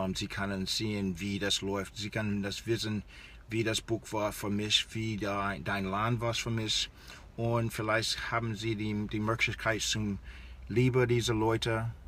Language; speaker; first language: German; non-native, learner; English